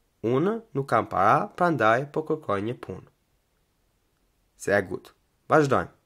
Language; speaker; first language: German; non-native, fluent; Albanian